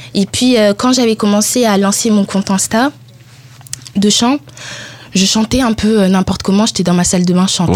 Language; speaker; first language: French; early bilingual, other home language; Italian